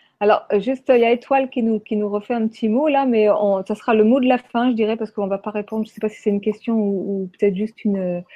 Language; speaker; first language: French; native; French